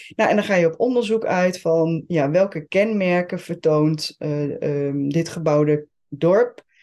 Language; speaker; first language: Dutch; non-native, fluent; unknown